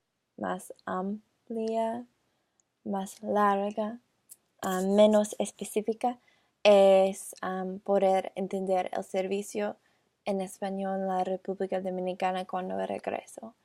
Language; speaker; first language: Spanish; non-native, learner; English